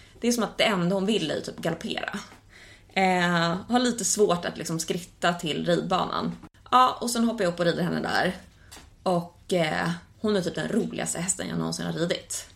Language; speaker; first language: Swedish; native; Swedish